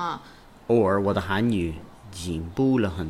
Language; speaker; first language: Chinese; non-native, learner; English